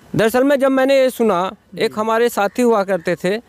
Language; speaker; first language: Hindi; native; Hindi